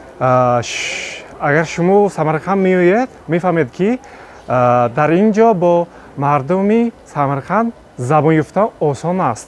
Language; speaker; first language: Tajik; non-native, fluent; Chinese